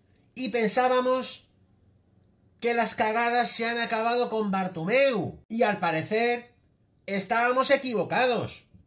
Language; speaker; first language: Spanish; native; Spanish